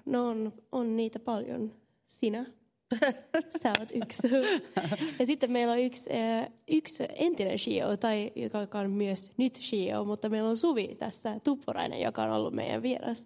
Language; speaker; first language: Finnish; non-native, local second language; Swedish